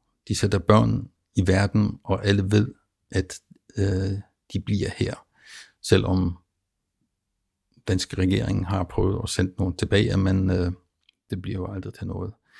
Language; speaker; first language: Danish; non-native, fluent; German